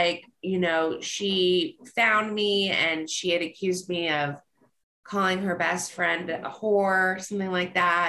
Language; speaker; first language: English; native; English